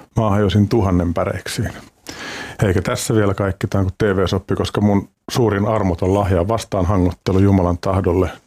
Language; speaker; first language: Finnish; native; Finnish